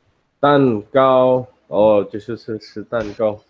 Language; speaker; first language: Chinese; non-native, learner; Indonesian